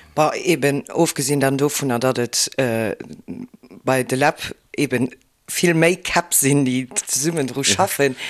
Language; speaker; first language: Luxembourgish; native; Luxembourgish